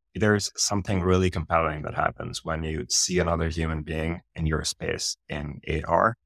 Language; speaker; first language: English; non-native, local second language; Urdu